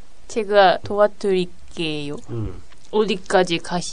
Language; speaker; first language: Korean; non-native, learner; Japanese